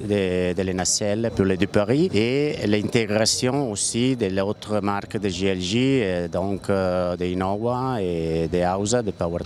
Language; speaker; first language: French; non-native, learner; Italian